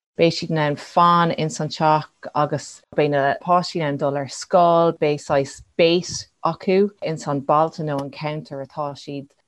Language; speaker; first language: Irish; non-native, local second language; English